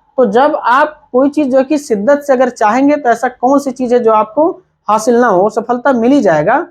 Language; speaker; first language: Hindi; native; Hindi